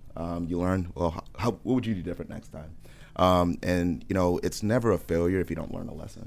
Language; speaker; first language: English; native; English